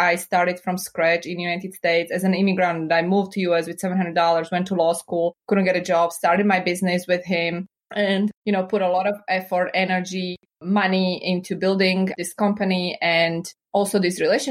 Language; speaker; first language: English; non-native, fluent; Slovak